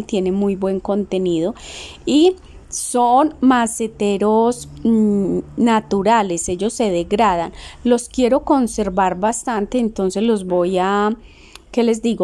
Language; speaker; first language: Spanish; native; Spanish